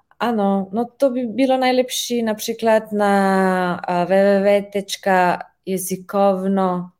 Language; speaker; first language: Czech; non-native, fluent; Slovenian